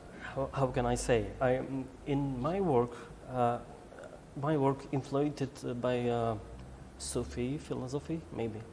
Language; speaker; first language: English; non-native, learner; Albanian